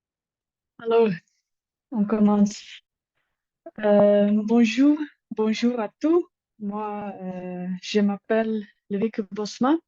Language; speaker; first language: French; non-native, learner; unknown